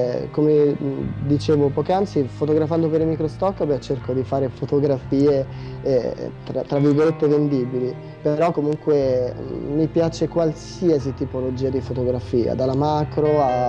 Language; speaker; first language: Italian; native; Italian